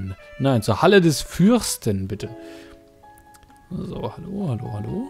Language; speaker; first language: German; native; German